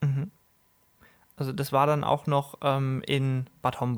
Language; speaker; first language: German; native; German